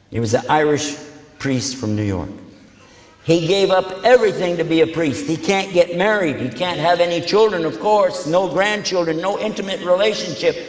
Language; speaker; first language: English; native; English